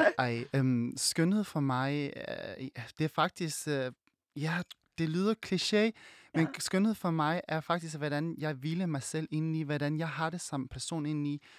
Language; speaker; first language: Danish; early bilingual, other home language; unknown